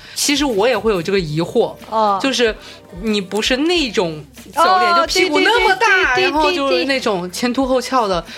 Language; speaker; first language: Chinese; native; Chinese